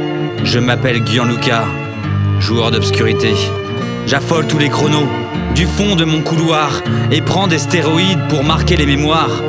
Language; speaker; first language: French; native; French